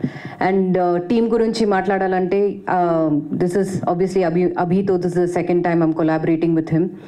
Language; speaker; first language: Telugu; non-native, fluent; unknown